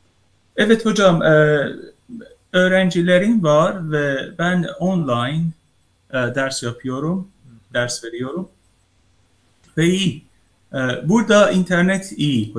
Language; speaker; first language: Turkish; non-native, learner; Persian